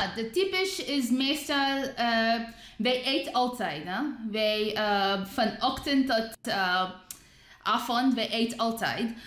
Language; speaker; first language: Dutch; non-native, fluent; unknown